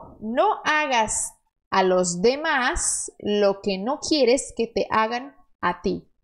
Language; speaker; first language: Spanish; non-native, fluent; Portuguese